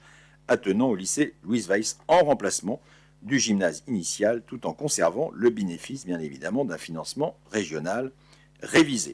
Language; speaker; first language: French; native; French